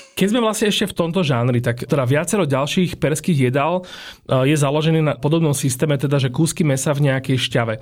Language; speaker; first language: Slovak; native; Slovak